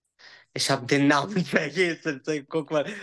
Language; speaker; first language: German; non-native, learner; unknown